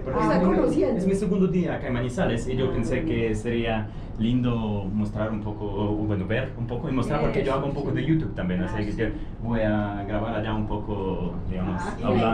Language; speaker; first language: Spanish; non-native, fluent; Russian